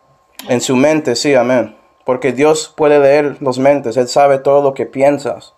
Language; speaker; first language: Spanish; non-native, fluent; English